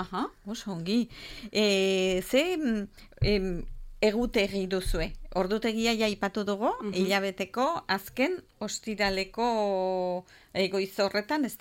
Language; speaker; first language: Basque; native; Basque